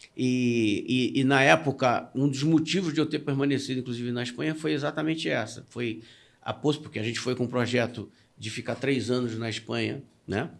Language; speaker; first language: Portuguese; native; Portuguese